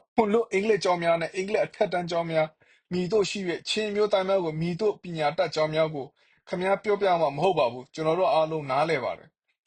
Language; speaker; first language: Burmese; non-native, local second language; Kachin